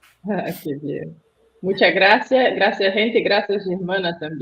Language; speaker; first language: Spanish; non-native, learner; Portuguese